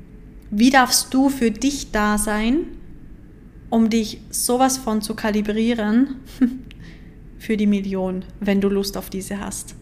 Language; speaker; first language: German; native; German